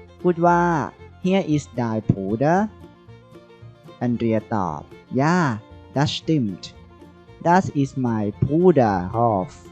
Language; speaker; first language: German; non-native, fluent; Thai